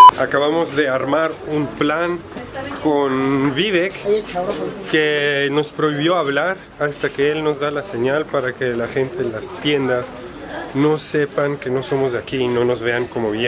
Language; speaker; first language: Spanish; native; Spanish